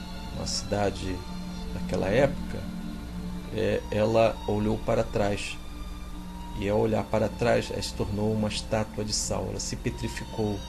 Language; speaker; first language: Portuguese; native; Portuguese